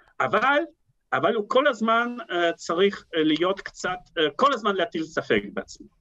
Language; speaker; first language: Hebrew; non-native, fluent; Russian